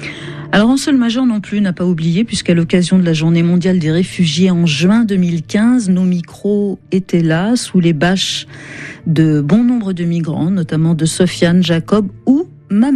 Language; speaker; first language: French; native; French